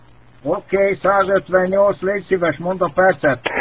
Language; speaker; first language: Hungarian; native; Hungarian